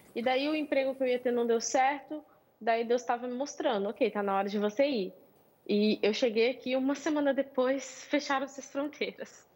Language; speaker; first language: Portuguese; native; Portuguese